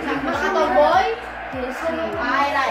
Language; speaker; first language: Spanish; early bilingual, other home language; Filipino